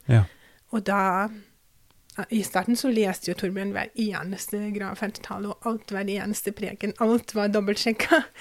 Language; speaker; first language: Norwegian; non-native, fluent; German